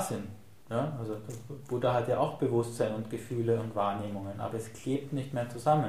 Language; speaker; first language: German; native; German